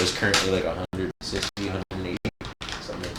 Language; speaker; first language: English; native; English